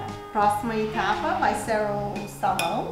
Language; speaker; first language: Portuguese; non-native, fluent; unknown